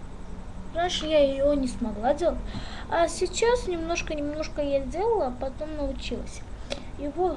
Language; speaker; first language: Russian; non-native, learner; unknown